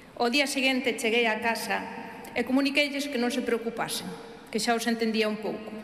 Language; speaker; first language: Galician; early bilingual, heritage; Galician